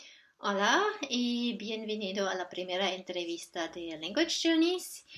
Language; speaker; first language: Spanish; non-native, fluent; Portuguese